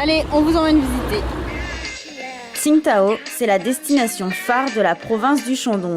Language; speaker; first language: French; native; French